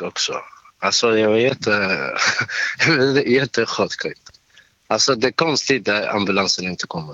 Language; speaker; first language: Swedish; non-native, learner; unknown